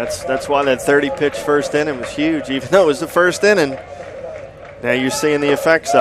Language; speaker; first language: English; native; English